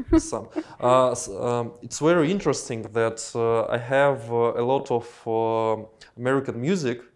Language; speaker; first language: English; non-native, learner; Russian